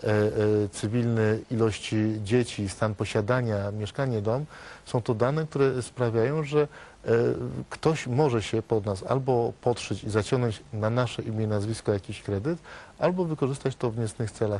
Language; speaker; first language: Polish; native; Polish